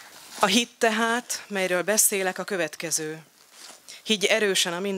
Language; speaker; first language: Hungarian; native; Hungarian